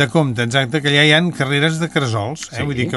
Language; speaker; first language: Catalan; native; Catalan